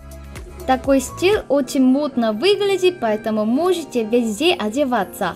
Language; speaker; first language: Russian; non-native, fluent; Korean